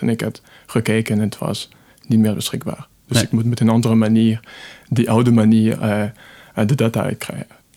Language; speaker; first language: Dutch; non-native, fluent; French